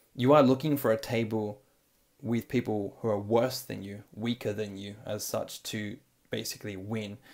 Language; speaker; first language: English; native; English